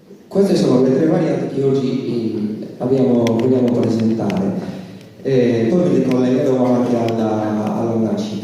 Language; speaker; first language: Italian; native; Italian